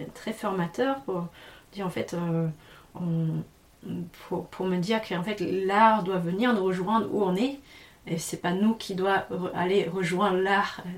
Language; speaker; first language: French; non-native, fluent; English